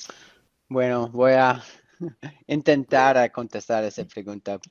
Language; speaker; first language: Spanish; non-native, fluent; English